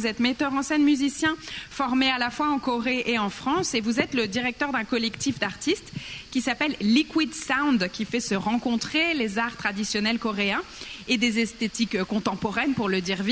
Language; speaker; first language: French; native; French